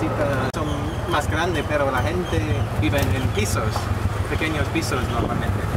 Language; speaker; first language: Spanish; non-native, learner; English